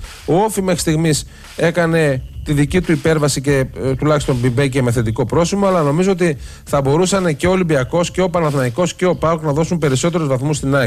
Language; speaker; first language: Greek; native; Greek